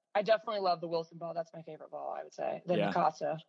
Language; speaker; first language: English; native; English